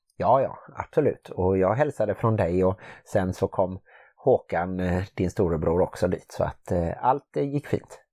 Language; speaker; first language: Swedish; native; Swedish